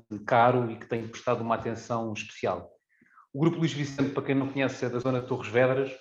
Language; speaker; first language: Portuguese; native; Portuguese